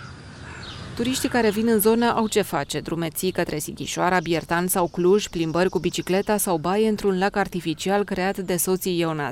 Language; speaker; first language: Romanian; native; Romanian